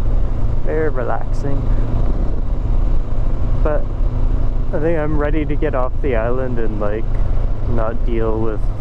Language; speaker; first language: English; native; English